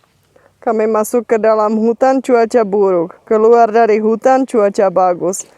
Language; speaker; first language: Indonesian; non-native, fluent; Czech